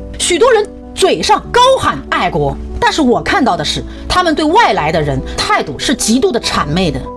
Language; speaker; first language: Chinese; native; Chinese